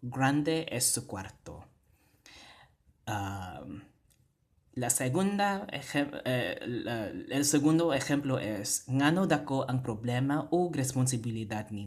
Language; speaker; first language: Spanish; non-native, fluent; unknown